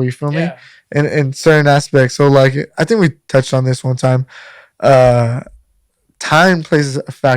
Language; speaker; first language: English; native; English